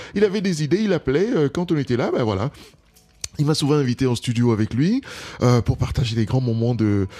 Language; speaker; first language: French; non-native, local second language; Duala